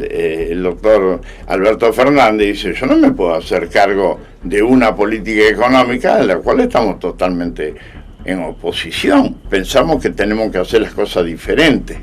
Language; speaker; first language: Spanish; native; Spanish